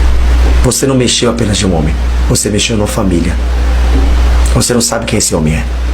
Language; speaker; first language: Portuguese; native; Portuguese